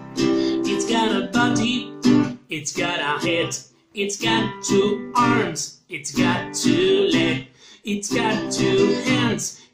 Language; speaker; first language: English; non-native, fluent; Spanish